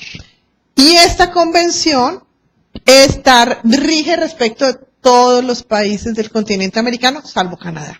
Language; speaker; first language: Spanish; native; Spanish